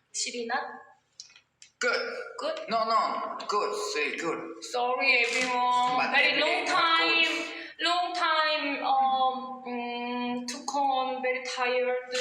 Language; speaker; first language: English; non-native, learner; Thai